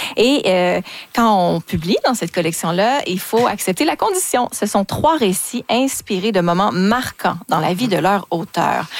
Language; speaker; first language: French; native; French